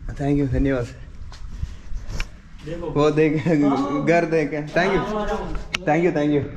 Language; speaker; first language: Hindi; non-native, learner; Malayalam